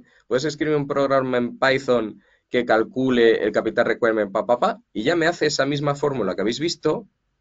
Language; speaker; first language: Spanish; native; Spanish